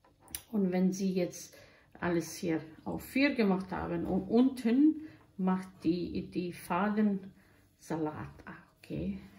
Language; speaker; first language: German; non-native, learner; Croatian